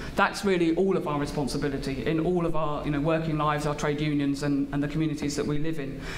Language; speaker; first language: English; native; English